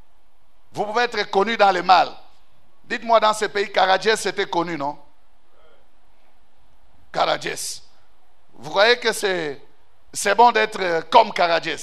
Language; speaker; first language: French; non-native, local second language; Swahili